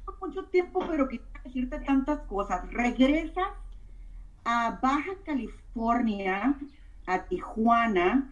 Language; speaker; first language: Spanish; native; Spanish